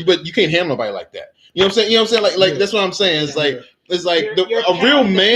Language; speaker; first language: English; native; English